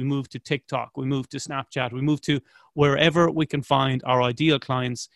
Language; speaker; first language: English; native; English